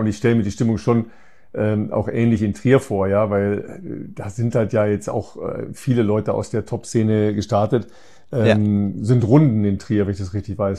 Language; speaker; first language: German; native; German